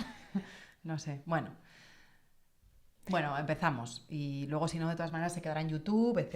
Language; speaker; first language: Spanish; native; Spanish